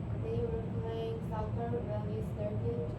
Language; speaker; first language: English; non-native, learner; Korean